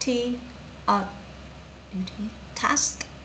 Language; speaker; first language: English; non-native, learner; Vietnamese